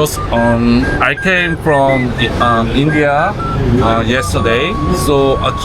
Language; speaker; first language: English; non-native, learner; Korean